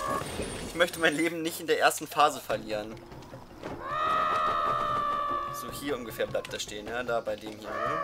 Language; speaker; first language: German; native; German